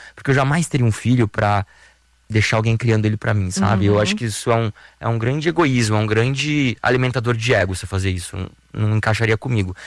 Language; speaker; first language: Portuguese; native; Portuguese